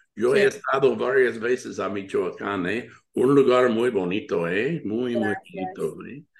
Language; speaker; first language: Spanish; non-native, fluent; English